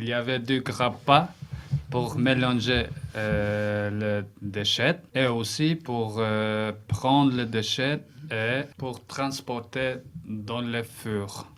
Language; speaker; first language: French; non-native, learner; Albanian